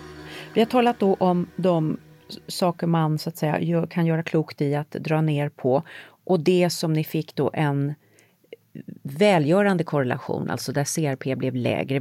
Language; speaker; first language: Swedish; native; Swedish